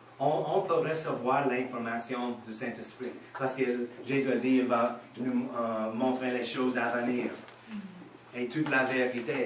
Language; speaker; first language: French; non-native, fluent; English